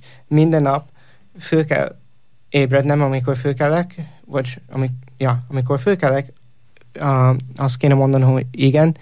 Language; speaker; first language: Hungarian; non-native, fluent; English